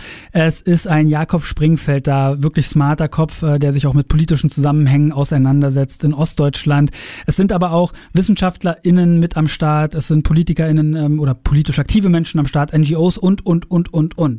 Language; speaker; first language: German; native; German